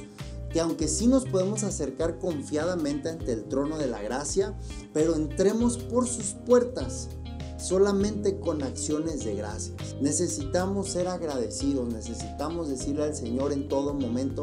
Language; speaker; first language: Spanish; native; Spanish